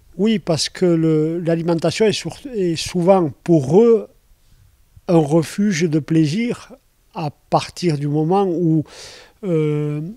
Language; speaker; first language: French; native; French